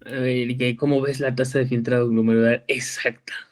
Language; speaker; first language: Spanish; native; Spanish